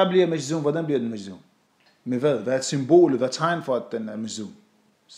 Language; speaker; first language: Danish; non-native, fluent; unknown